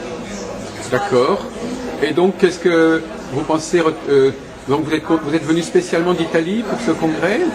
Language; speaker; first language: French; native; French